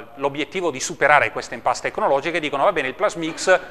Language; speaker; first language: Italian; native; Italian